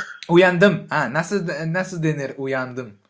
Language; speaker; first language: Turkish; non-native, learner; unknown